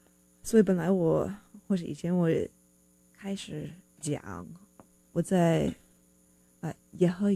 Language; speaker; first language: Chinese; non-native, learner; English